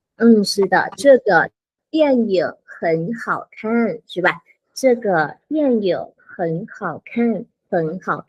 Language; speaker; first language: Chinese; non-native, fluent; Vietnamese